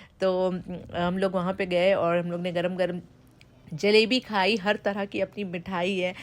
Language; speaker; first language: Hindi; native; Hindi